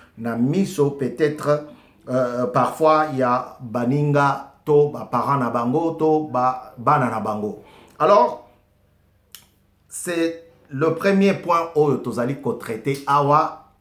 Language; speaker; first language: Lingala; non-native, local second language; Luba-Lulua